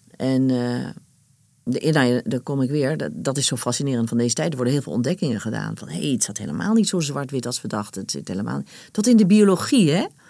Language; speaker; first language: Dutch; native; Dutch